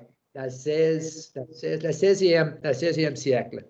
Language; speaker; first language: French; non-native, learner; English